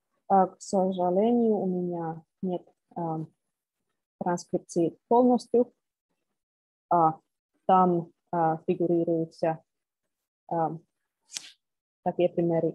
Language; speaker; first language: Russian; non-native, learner; Finnish